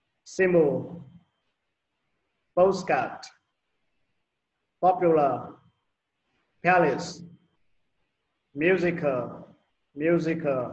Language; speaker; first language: English; non-native, learner; Vietnamese